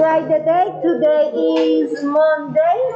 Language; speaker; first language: English; non-native, learner; Spanish